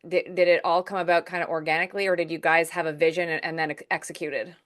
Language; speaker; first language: English; native; English